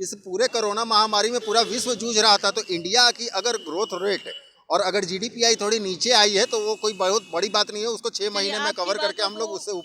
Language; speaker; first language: Hindi; native; Hindi